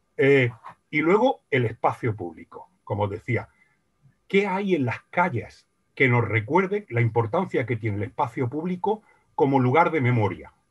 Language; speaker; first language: Spanish; native; Spanish